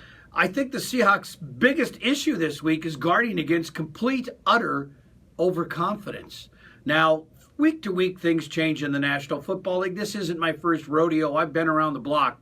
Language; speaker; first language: English; native; English